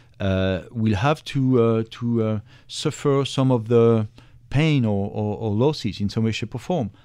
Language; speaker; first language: English; non-native, fluent; French